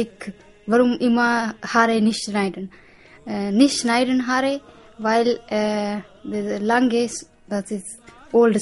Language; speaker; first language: German; non-native, learner; Punjabi